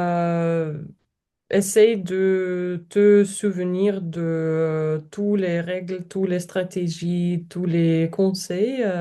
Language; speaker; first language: French; non-native, learner; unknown